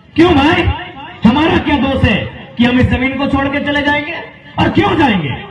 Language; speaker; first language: Hindi; non-native, local second language; Magahi